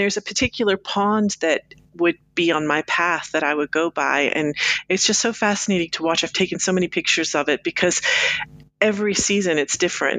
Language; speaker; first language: English; native; English